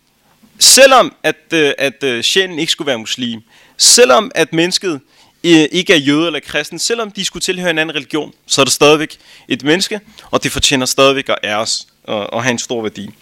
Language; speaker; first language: Danish; early bilingual, other home language; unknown